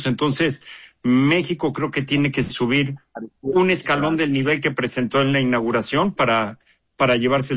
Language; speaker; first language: Spanish; native; Spanish